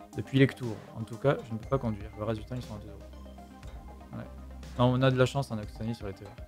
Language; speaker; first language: French; native; French